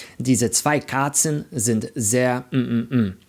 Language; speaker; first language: German; non-native, fluent; Polish